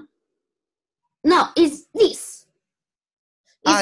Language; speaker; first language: English; non-native, learner; Chinese